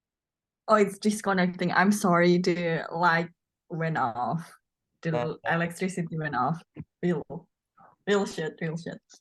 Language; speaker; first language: English; non-native, learner; Indonesian